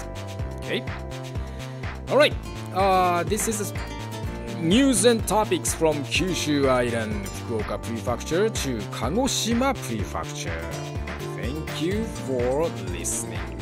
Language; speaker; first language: English; non-native, learner; Japanese